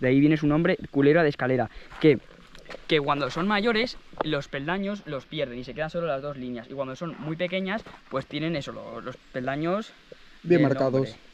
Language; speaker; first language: Spanish; native; Spanish